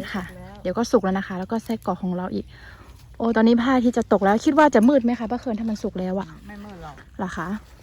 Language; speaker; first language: Thai; non-native, local second language; Western Kayah